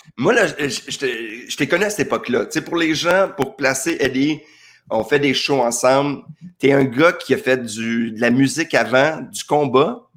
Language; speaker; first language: French; native; French